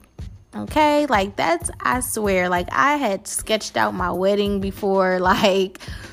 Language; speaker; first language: English; native; English